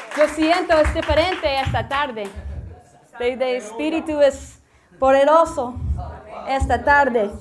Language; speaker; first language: Spanish; non-native, learner; English